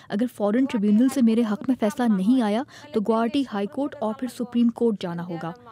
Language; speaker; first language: Urdu; native; Urdu